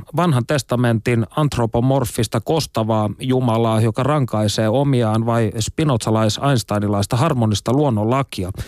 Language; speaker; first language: Finnish; native; Finnish